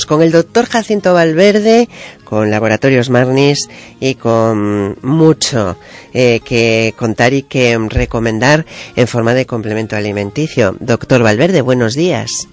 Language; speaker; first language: Spanish; native; Spanish